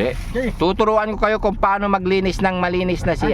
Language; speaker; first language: Filipino; native; Filipino